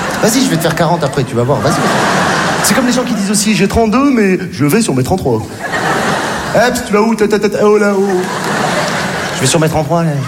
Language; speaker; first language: French; native; French